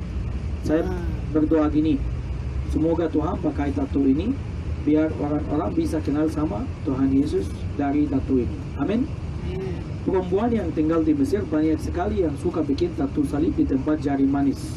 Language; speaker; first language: Indonesian; non-native, fluent; Arabic